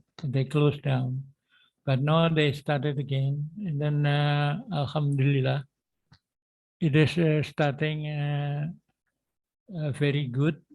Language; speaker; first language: English; non-native, learner; Indonesian